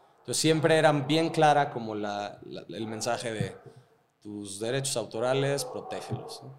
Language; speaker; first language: Spanish; native; Spanish